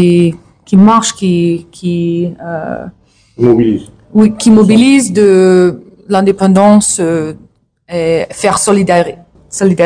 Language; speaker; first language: French; non-native, learner; English